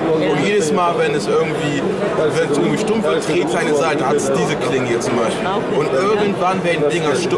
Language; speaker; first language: German; native; German